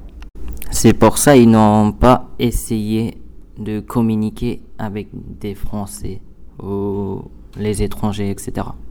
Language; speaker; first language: French; non-native, learner; Japanese